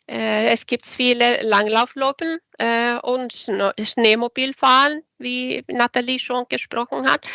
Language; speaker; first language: German; non-native, fluent; Swedish